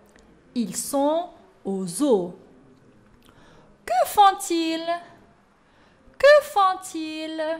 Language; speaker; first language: French; non-native, local second language; Arabic